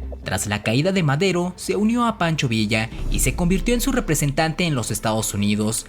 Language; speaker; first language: Spanish; native; Spanish